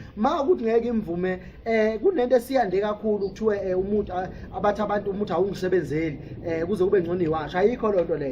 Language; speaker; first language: Zulu; native; Zulu